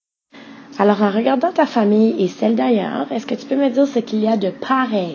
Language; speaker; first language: French; native; French